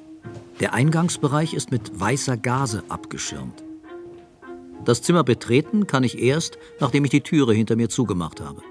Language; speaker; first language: German; native; German